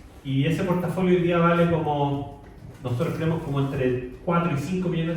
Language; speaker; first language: Spanish; native; Spanish